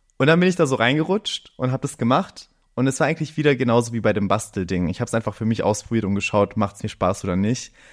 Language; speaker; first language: German; early bilingual, other home language; Greek